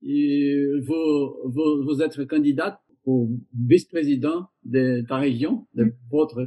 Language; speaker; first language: French; non-native, learner; Portuguese